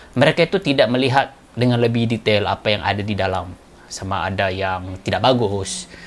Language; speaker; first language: Malay; native; Malay